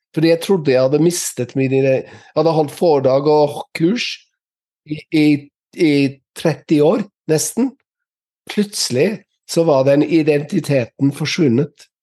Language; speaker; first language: Norwegian; non-native, fluent; English